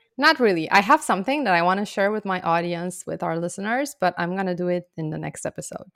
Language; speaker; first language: English; non-native, fluent; Romanian